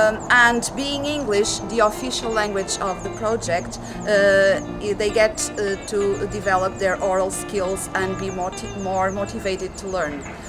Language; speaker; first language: English; non-native, fluent; Portuguese